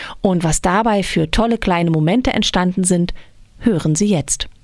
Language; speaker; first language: German; native; German